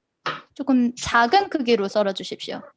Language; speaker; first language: Korean; native; Korean